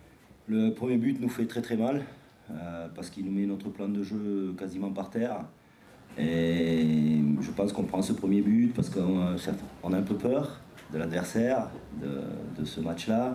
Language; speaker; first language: French; native; French